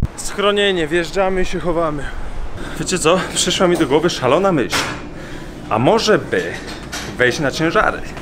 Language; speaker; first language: Polish; native; Polish